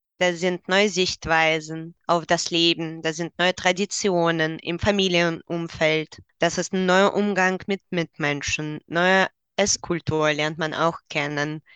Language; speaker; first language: German; non-native, fluent; Russian